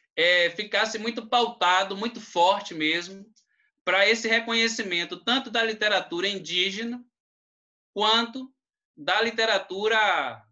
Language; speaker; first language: Portuguese; native; Portuguese